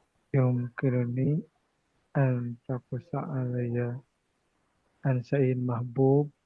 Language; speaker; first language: Arabic; non-native, learner; Indonesian